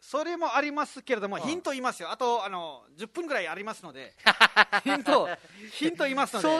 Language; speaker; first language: Japanese; non-native, fluent; Nepali